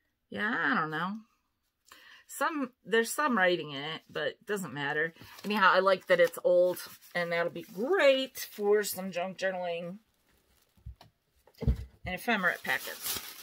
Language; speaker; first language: English; native; English